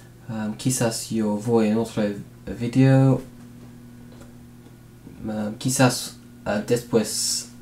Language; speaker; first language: Spanish; non-native, learner; English